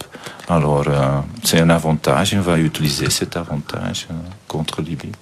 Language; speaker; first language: French; non-native, fluent; Dutch